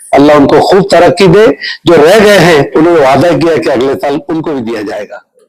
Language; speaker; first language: Urdu; native; Urdu